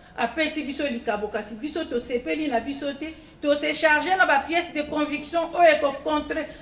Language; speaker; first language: Lingala; non-native, local second language; Kongo